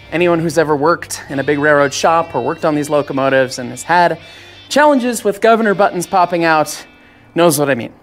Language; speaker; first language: English; native; English